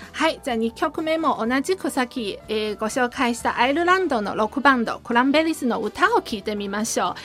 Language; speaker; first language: Japanese; non-native, fluent; Chinese